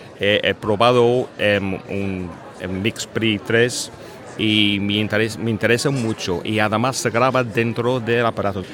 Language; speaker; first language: Spanish; non-native, fluent; English